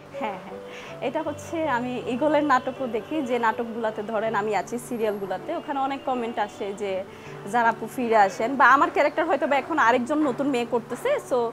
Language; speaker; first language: Bangla; early bilingual, heritage; Bangla